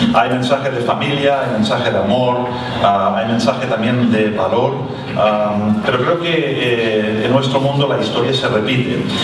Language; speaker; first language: Spanish; native; Spanish